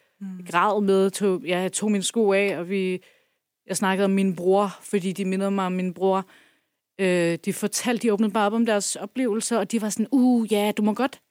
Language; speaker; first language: Danish; early bilingual, other home language; Kurdish